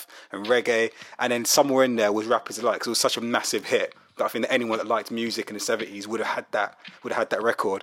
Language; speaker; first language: English; native; English